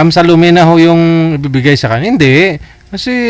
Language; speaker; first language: Filipino; native; Filipino